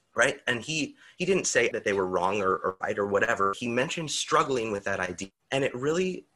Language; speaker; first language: English; native; English